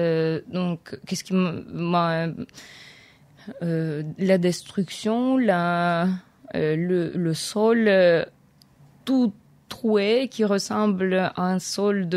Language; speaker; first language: French; non-native, fluent; Ukrainian